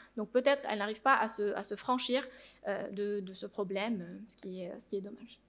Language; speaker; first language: French; non-native, local second language; Arabic